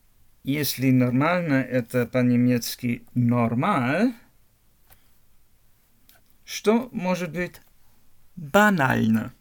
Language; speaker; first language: Russian; non-native, learner; German